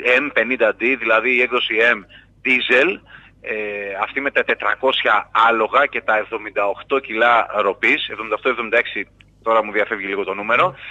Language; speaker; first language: Greek; native; Greek